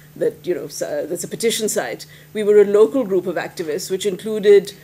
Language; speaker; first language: English; non-native, local second language; Hindi